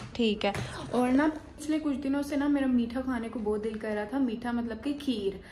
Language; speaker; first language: Urdu; native; Urdu